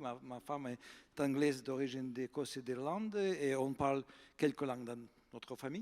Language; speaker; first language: French; non-native, fluent; Russian